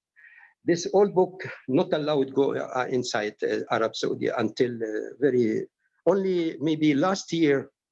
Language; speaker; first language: English; non-native, learner; Arabic